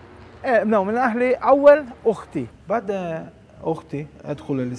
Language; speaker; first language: Arabic; non-native, learner; Portuguese